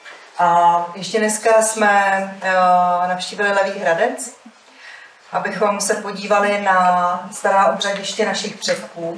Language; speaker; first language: Czech; native; Czech